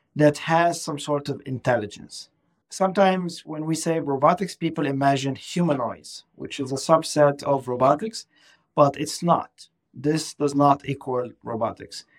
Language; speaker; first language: English; non-native, fluent; Arabic